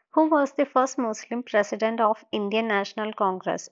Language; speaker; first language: English; non-native, local second language; Malayalam